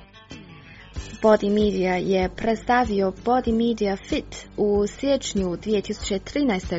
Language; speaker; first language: Croatian; non-native, fluent; Chinese